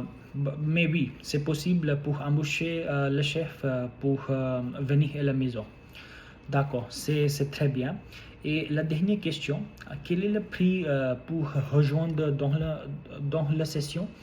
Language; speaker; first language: French; non-native, learner; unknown